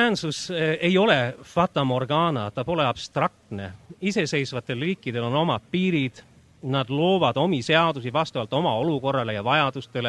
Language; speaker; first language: Estonian; early bilingual, heritage; Estonian